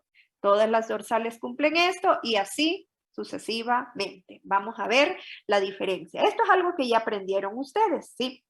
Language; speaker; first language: Spanish; native; Spanish